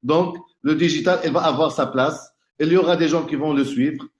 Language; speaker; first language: French; non-native, local second language; Arabic